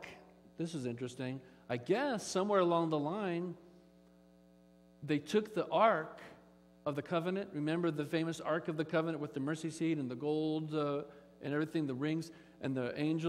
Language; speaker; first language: English; native; English